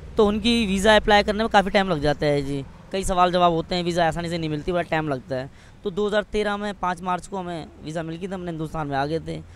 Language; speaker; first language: Urdu; non-native, local second language; Sindhi